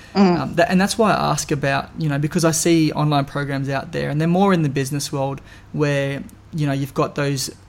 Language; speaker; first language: English; native; English